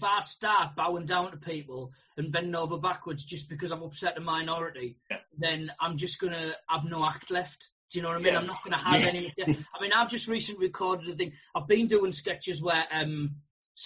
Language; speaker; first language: English; native; English